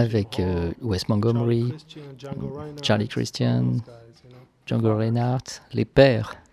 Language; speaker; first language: French; non-native, fluent; Hebrew